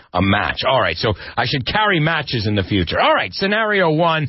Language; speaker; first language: English; native; English